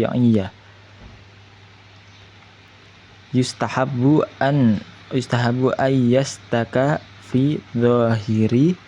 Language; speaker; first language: Arabic; non-native, learner; Indonesian